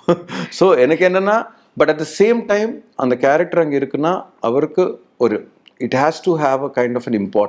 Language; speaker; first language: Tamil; non-native, learner; Telugu